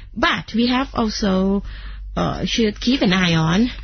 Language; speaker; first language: English; non-native, fluent; Thai